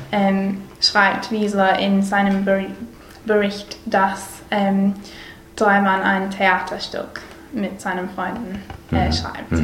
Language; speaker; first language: German; non-native, learner; English